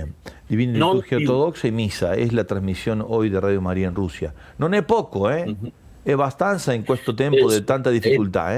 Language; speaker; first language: Italian; non-native, learner; Spanish